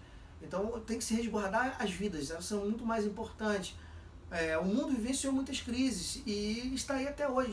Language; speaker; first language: Portuguese; native; Portuguese